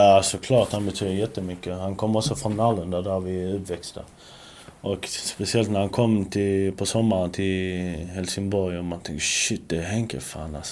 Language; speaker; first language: Swedish; early bilingual, other home language; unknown